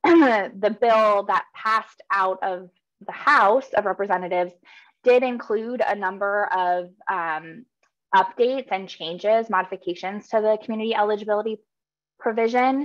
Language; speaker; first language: English; native; English